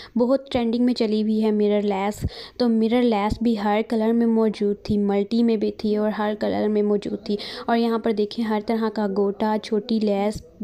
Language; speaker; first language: Urdu; native; Urdu